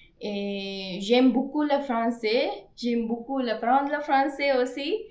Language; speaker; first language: French; non-native, learner; Gujarati